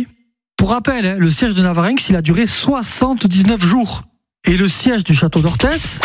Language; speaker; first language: French; native; French